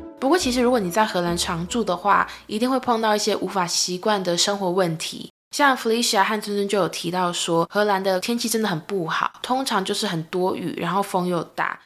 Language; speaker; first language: Chinese; native; Chinese